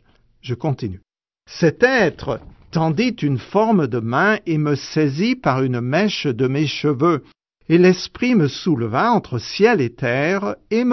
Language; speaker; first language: French; native; French